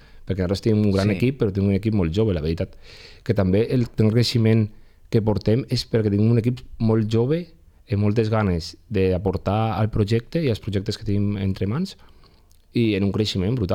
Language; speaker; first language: Catalan; native; Catalan